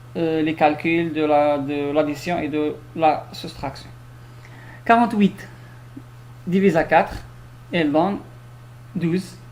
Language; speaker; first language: French; non-native, local second language; Arabic